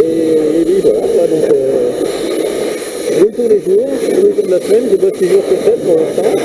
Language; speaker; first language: French; native; French